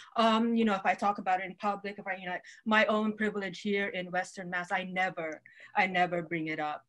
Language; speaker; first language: English; non-native, local second language; Waray